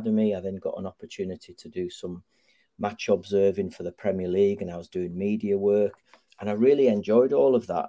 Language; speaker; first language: English; native; English